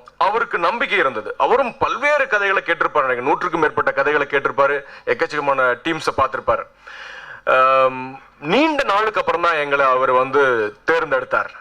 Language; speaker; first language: Tamil; native; Tamil